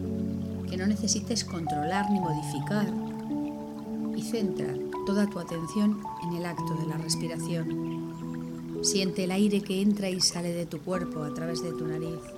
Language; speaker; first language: Spanish; native; Spanish